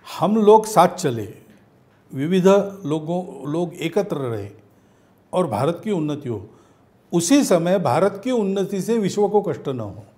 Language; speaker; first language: Hindi; non-native, local second language; Marathi